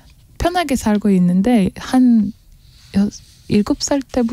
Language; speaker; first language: Korean; non-native, learner; French